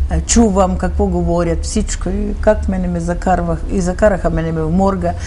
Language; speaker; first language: Bulgarian; early bilingual, heritage; Bulgarian